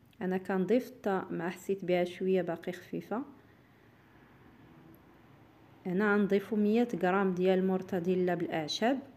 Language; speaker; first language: Arabic; native; Arabic